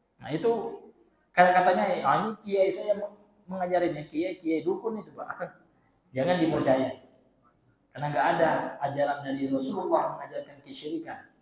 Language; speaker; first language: Indonesian; non-native, local second language; Minangkabau